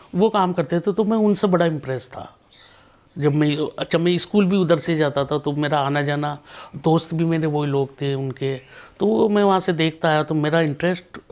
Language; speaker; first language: Hindi; native; Hindi